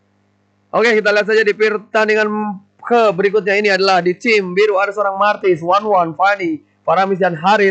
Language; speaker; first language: Indonesian; native; Indonesian